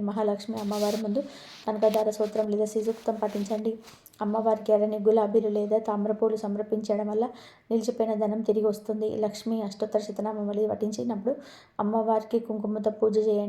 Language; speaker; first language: Telugu; native; Telugu